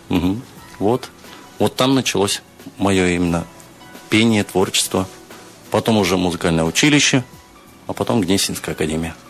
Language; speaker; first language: Russian; native; Russian